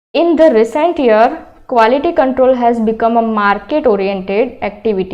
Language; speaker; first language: English; non-native, local second language; Gujarati